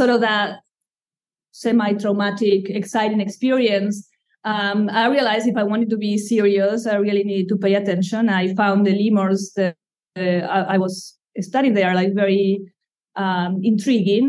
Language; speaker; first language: English; non-native, fluent; Spanish